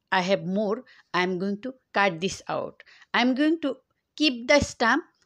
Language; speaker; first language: English; non-native, local second language; Bangla